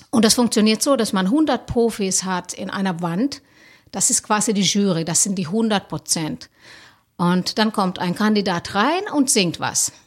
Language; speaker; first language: German; non-native, fluent; Finnish